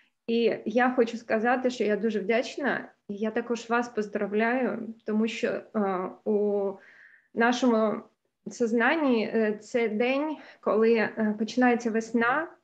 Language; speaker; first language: Ukrainian; non-native, local second language; Russian